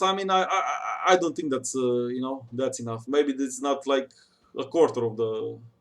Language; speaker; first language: English; non-native, fluent; Romanian